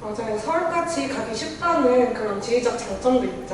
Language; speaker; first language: Korean; native; Korean